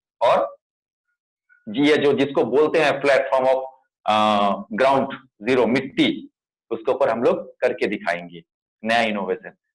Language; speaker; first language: Hindi; non-native, local second language; Bangla